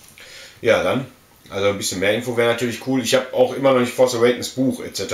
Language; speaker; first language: German; native; German